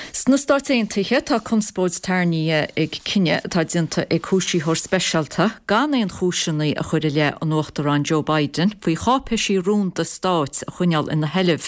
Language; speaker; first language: Irish; native; Irish